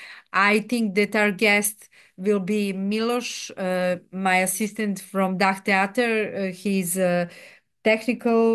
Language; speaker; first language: English; non-native, fluent; Serbian